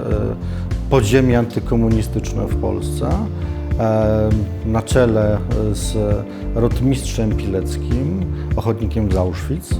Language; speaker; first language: Polish; native; Polish